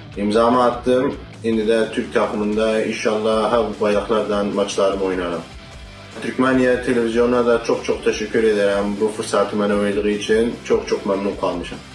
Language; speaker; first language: Turkish; early bilingual, heritage; Turkish